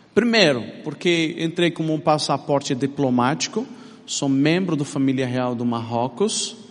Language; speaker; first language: Portuguese; non-native, fluent; Arabic